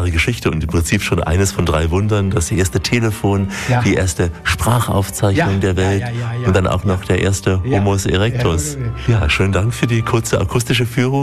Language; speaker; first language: German; native; German